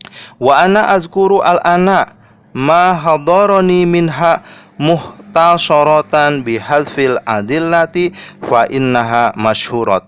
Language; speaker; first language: Arabic; non-native, fluent; Indonesian